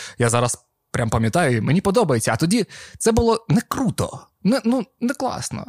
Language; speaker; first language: Ukrainian; non-native, local second language; Russian